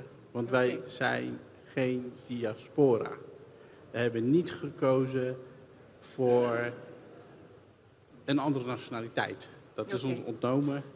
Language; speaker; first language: Dutch; early bilingual, other home language; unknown